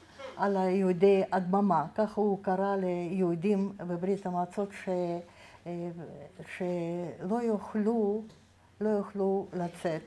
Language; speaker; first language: Hebrew; non-native, fluent; Russian